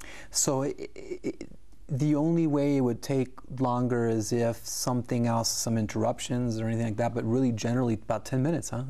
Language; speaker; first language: English; early bilingual, other home language; Spanish